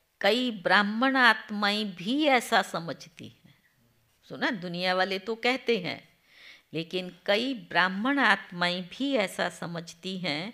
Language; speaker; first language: Hindi; non-native, local second language; Gujarati